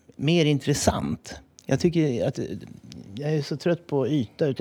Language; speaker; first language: Swedish; native; Swedish